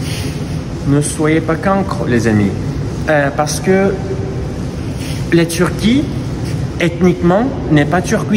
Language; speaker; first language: French; non-native, fluent; Russian